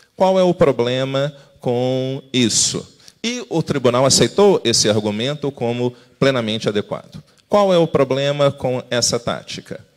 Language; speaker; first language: Portuguese; native; Portuguese